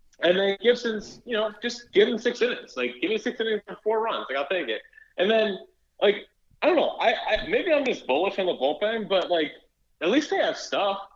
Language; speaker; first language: English; native; English